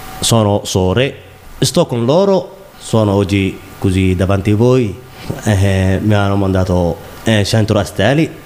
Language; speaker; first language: Italian; non-native, learner; Somali